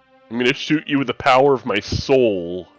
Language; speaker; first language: English; native; English